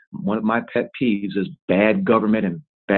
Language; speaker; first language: English; native; English